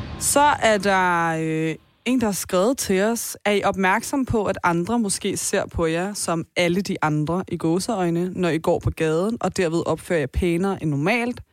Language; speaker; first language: Danish; early bilingual, other home language; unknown